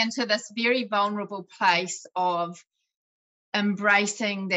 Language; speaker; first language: English; native; English